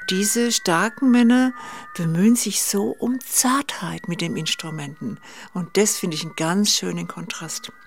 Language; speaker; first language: German; native; German